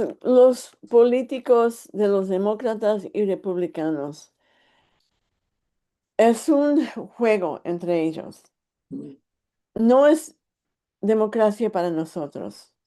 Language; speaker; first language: Spanish; early bilingual, heritage; English